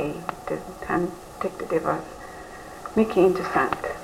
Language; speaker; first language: Swedish; early bilingual, heritage; Swedish